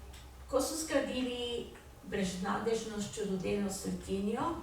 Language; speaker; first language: Slovenian; early bilingual, heritage; Slovenian